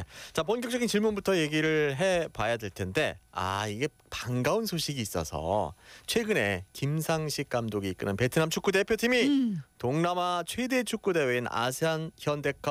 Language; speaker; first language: Korean; native; Korean